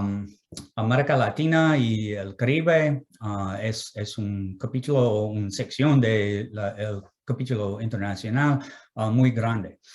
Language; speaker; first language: Spanish; non-native, fluent; English